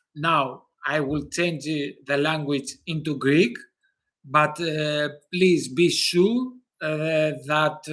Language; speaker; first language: English; non-native, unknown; Greek